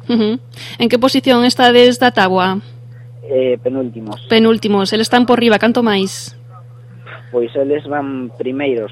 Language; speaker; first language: Galician; native; Galician